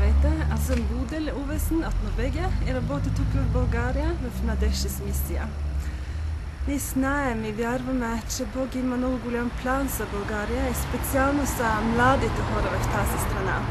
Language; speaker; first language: Bulgarian; non-native, fluent; Norwegian